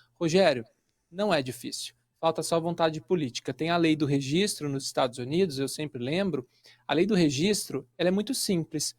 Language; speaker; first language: Portuguese; native; Portuguese